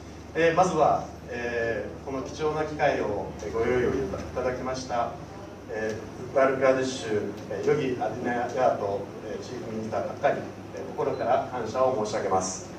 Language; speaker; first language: Japanese; native; Japanese